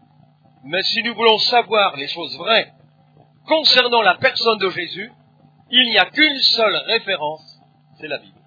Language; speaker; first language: French; native; French